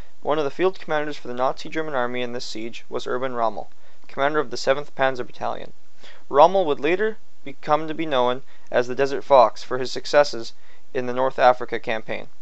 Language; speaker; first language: English; native; English